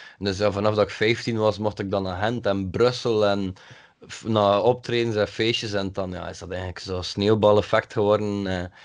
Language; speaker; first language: Dutch; native; Dutch